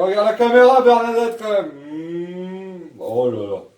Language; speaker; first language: French; native; French